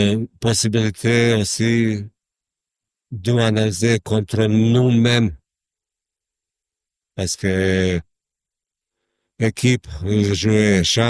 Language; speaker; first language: French; non-native, learner; Croatian